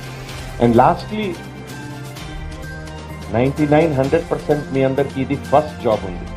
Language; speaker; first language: Telugu; non-native, fluent; Hindi